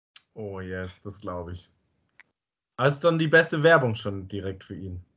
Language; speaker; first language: German; native; German